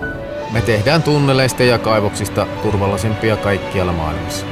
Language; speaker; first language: Finnish; native; Finnish